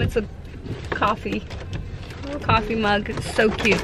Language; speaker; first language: English; early bilingual, other home language; Spanish